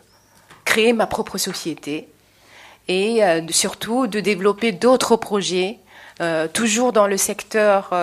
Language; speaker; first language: French; non-native, fluent; Chinese